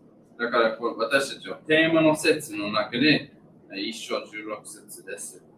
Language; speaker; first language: Japanese; non-native, learner; English